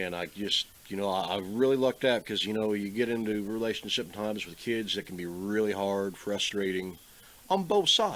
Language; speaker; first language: English; native; English